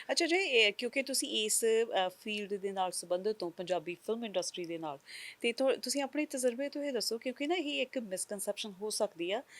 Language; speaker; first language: Punjabi; native; Punjabi